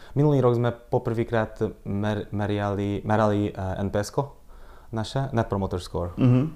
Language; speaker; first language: Slovak; non-native, local second language; Hungarian